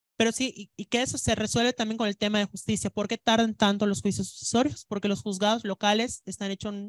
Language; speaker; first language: Spanish; native; Spanish